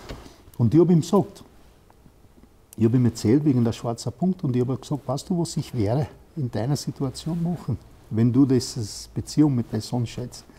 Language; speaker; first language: German; non-native, fluent; English